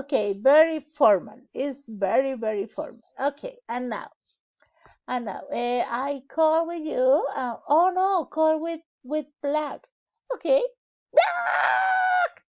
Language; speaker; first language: English; non-native, learner; Spanish